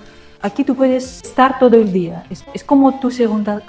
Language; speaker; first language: Spanish; non-native, learner; Russian